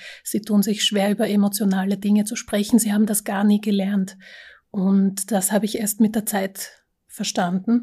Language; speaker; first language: German; early bilingual, other home language; Slovak